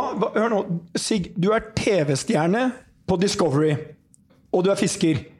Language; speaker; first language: Norwegian; native; Norwegian